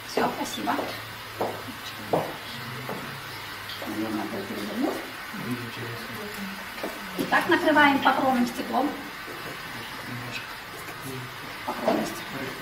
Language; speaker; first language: Russian; native; Russian